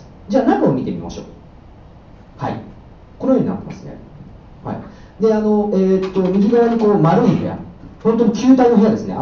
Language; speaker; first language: Japanese; native; Japanese